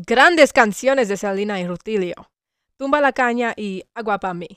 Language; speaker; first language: Spanish; non-native, learner; English